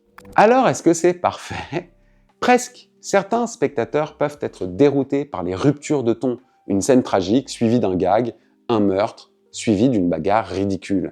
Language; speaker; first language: French; native; French